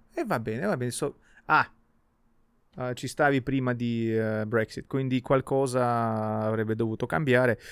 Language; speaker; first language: Italian; non-native, fluent; Russian